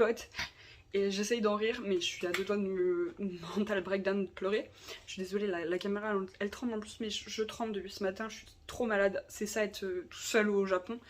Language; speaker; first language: French; native; French